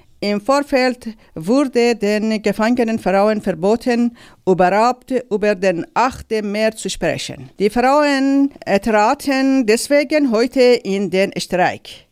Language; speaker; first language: German; non-native, fluent; Persian